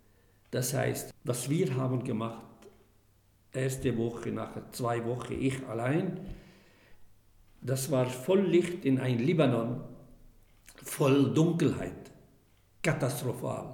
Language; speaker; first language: German; non-native, fluent; Arabic